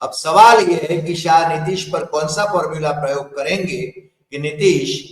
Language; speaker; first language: Hindi; non-native, local second language; Gujarati